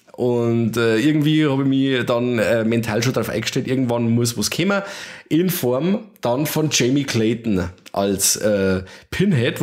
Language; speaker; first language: German; native; German